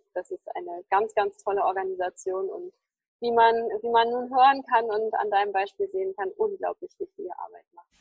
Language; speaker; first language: German; native; German